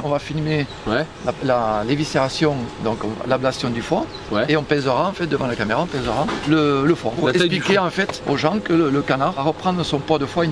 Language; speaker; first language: French; native; French